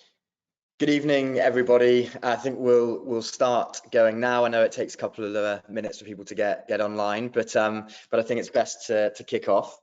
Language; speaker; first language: English; native; English